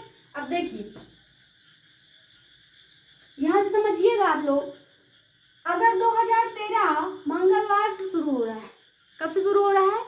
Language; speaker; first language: Hindi; native; Hindi